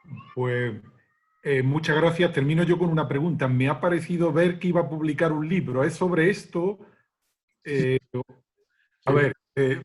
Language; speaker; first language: Spanish; native; Spanish